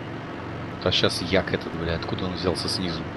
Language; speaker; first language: Russian; native; Russian